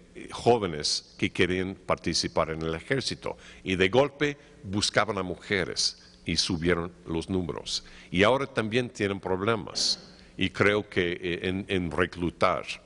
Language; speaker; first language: Spanish; non-native, fluent; English